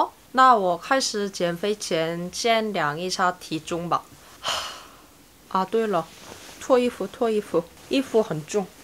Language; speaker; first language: Chinese; non-native, fluent; Korean